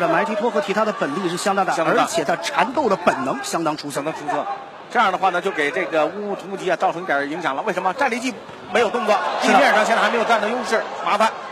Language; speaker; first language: Chinese; native; Chinese